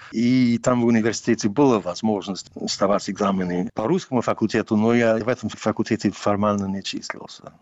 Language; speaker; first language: Russian; non-native, fluent; English